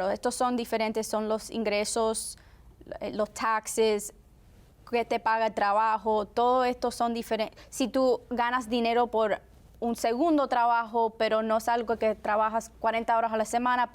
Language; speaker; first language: Spanish; early bilingual, heritage; Spanish